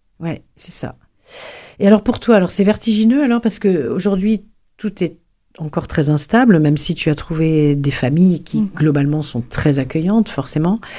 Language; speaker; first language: French; native; French